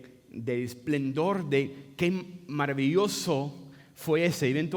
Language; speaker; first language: Spanish; non-native, fluent; English